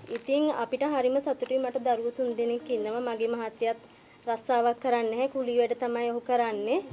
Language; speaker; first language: Sinhala; native; Sinhala